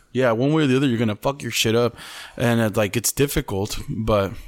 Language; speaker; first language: English; early bilingual, other home language; Spanish